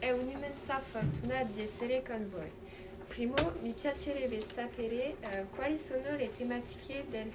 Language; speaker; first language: Italian; non-native, learner; French